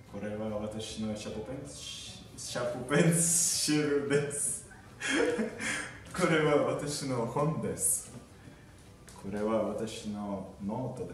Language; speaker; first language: Japanese; non-native, learner; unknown